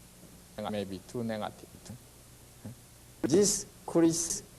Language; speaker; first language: English; non-native, learner; Japanese